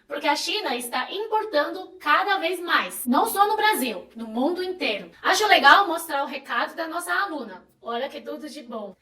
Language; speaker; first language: Portuguese; non-native, fluent; Chinese